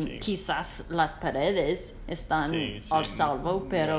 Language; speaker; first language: Spanish; non-native, learner; English